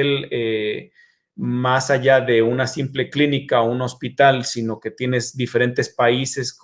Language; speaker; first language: Spanish; native; Spanish